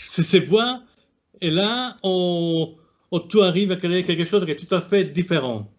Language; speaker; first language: French; non-native, fluent; Italian